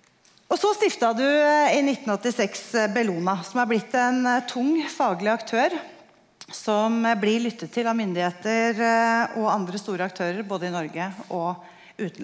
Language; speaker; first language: Norwegian; native; Norwegian